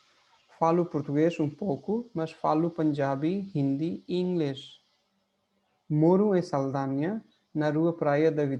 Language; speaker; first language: Portuguese; non-native, fluent; Hindi